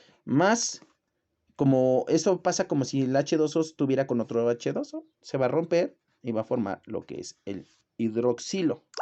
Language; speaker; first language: Spanish; native; Spanish